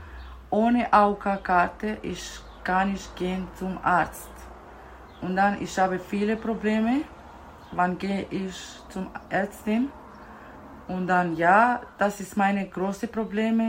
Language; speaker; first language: German; non-native, learner; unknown